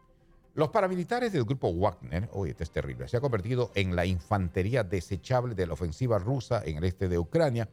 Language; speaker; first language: Spanish; native; Spanish